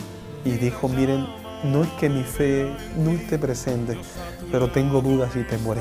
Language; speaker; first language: Spanish; native; Spanish